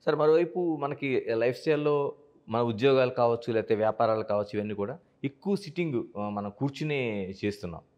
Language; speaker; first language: Telugu; native; Telugu